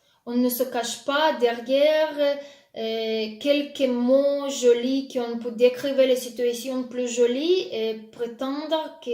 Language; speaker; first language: French; non-native, fluent; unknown